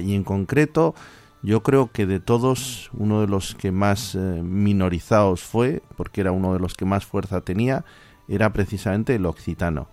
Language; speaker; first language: Spanish; native; Spanish